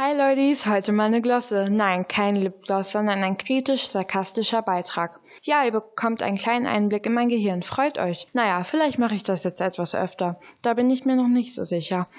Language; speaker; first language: German; native; German